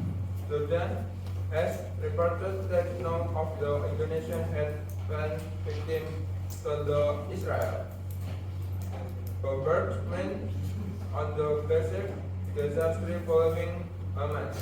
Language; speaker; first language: English; non-native, learner; Indonesian